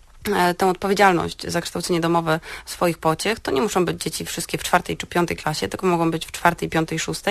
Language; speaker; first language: Polish; native; Polish